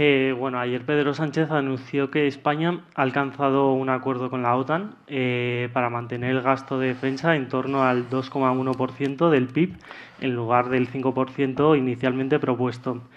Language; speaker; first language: Spanish; native; Spanish